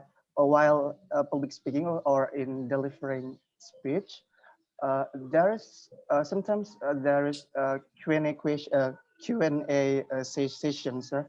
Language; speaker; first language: English; non-native, learner; Indonesian